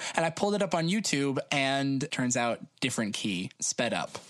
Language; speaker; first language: English; native; English